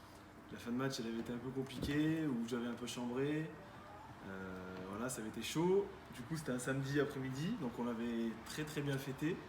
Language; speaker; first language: French; native; French